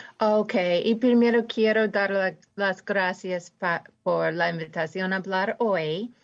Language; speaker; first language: Spanish; non-native, fluent; English